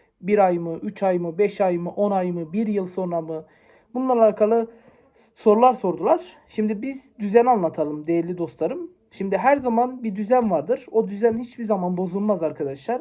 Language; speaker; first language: Turkish; native; Turkish